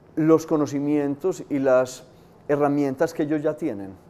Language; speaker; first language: Spanish; native; Spanish